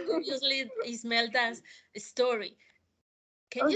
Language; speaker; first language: English; non-native, fluent; Spanish